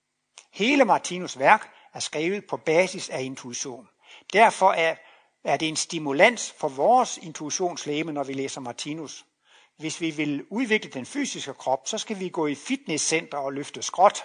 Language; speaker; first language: Danish; native; Danish